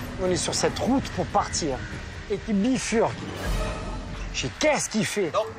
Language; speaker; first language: French; native; French